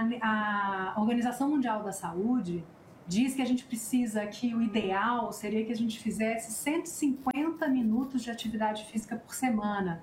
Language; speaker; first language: Portuguese; native; Portuguese